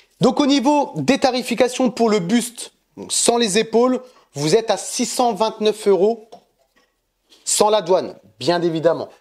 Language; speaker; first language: French; native; French